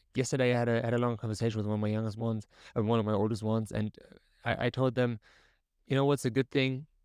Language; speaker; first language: English; non-native, fluent; German